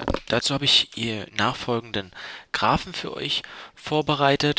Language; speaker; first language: German; native; German